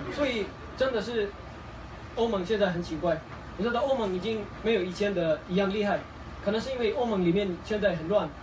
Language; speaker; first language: Chinese; non-native, fluent; Kurdish